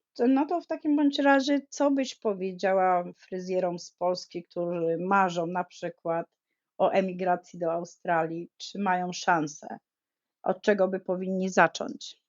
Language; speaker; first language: Polish; native; Polish